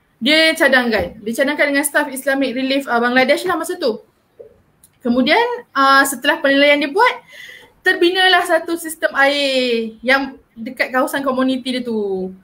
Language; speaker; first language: Malay; native; Malay